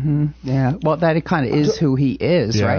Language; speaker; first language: English; native; English